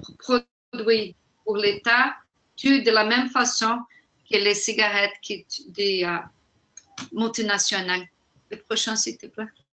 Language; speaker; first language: French; non-native, fluent; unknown